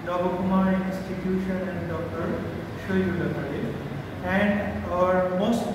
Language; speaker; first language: English; non-native, local second language; Bangla